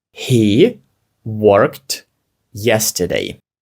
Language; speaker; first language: English; non-native, fluent; Ukrainian